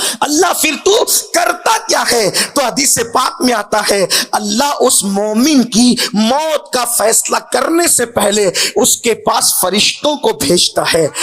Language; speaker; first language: Urdu; native; Urdu